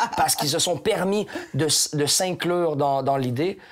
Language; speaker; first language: French; native; French